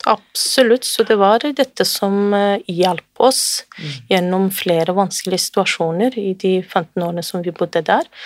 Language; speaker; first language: Norwegian; non-native, fluent; Kurdish